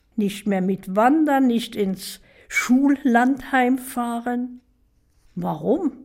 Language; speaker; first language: German; native; German